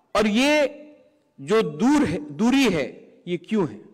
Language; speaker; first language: Hindi; non-native, local second language; Kok Borok